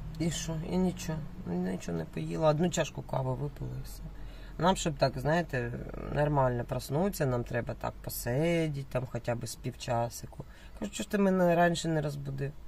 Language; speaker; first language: Ukrainian; non-native, local second language; Russian